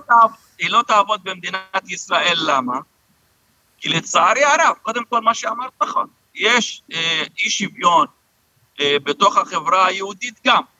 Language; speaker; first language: Hebrew; non-native, local second language; Arabic